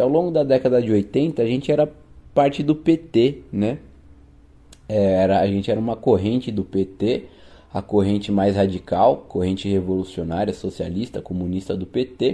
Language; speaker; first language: Portuguese; native; Portuguese